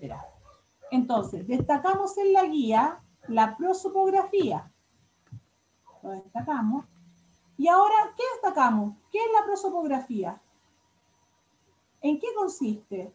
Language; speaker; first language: Spanish; native; Spanish